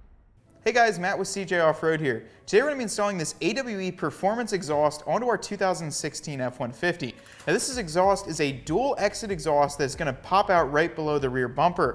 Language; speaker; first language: English; native; English